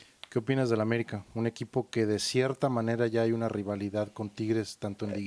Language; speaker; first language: Spanish; native; Spanish